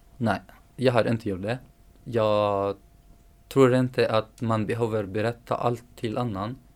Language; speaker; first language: Swedish; non-native, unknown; Arabic